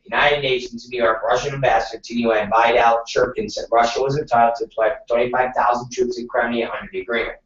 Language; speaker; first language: English; native; English